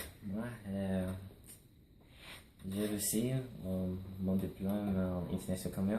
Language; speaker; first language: French; non-native, learner; English